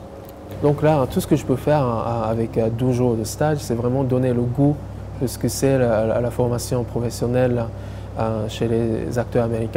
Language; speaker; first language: French; non-native, fluent; English